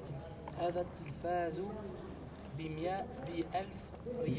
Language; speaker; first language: Arabic; non-native, learner; French